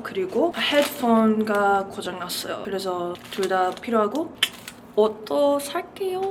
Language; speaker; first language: Korean; early bilingual, heritage; English